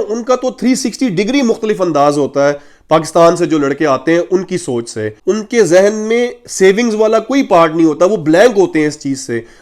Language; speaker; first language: Urdu; native; Urdu